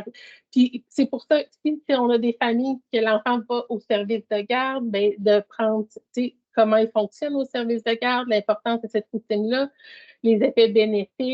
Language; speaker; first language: French; native; French